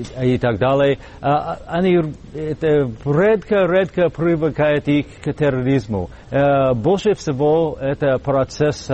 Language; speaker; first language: Russian; non-native, fluent; English